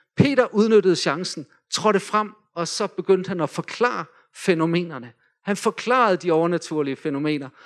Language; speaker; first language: Danish; native; Danish